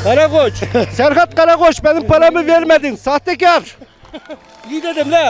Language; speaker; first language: Turkish; native; Turkish